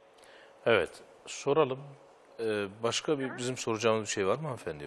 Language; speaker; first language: Turkish; native; Turkish